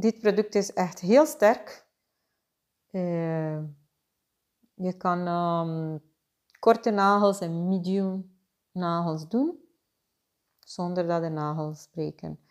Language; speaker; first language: Dutch; non-native, fluent; Spanish